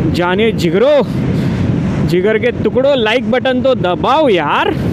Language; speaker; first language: Hindi; non-native, local second language; Marathi